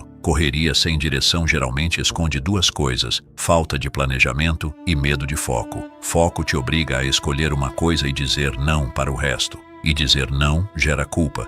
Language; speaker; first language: Portuguese; native; Portuguese